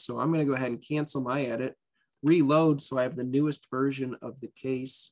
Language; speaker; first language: English; native; English